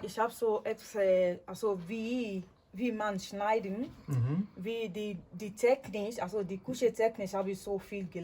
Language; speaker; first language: German; non-native, learner; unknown